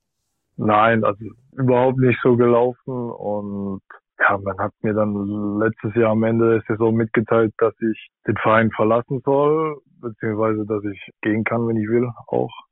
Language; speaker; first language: German; native; German